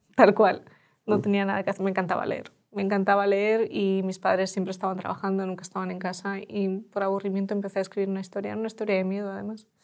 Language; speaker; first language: Spanish; early bilingual, other home language; Russian